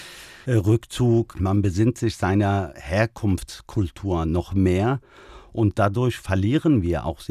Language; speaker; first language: German; early bilingual, other home language; Turkish